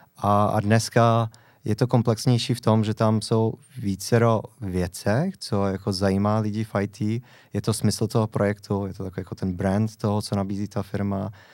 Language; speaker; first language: Czech; non-native, fluent; English